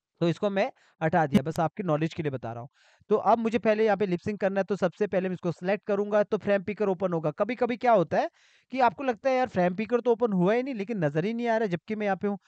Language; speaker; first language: Hindi; native; Hindi